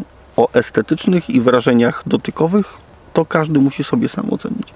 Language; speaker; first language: Polish; native; Polish